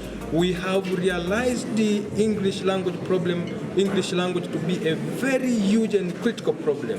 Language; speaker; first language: English; non-native, local second language; Swahili